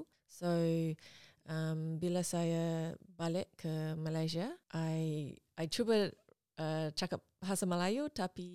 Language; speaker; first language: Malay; non-native, learner; English